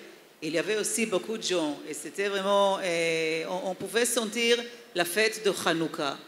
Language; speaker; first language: French; non-native, fluent; Hebrew